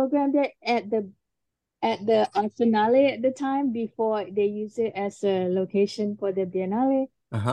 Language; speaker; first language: English; non-native, local second language; Malay